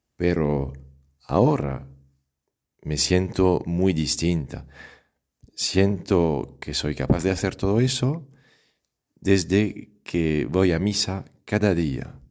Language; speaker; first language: Spanish; non-native, fluent; French